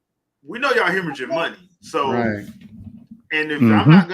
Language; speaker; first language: English; native; English